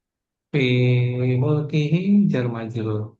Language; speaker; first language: Arabic; non-native, learner; Indonesian